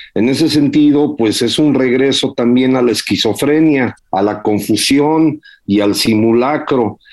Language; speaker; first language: Spanish; early bilingual, heritage; Spanish